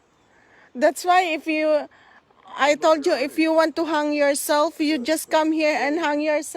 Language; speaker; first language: English; non-native, local second language; Filipino